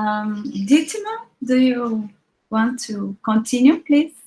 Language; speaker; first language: English; non-native, learner; Portuguese